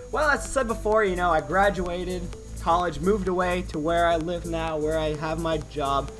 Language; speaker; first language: English; native; English